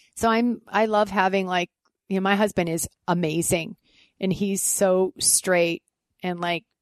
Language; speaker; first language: English; native; English